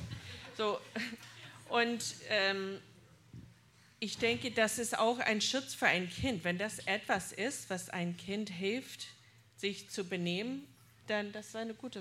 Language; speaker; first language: German; non-native, fluent; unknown